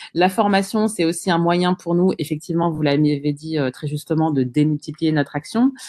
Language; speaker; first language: French; native; French